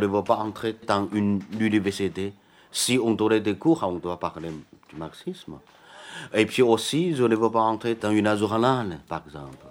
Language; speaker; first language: French; non-native, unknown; Chinese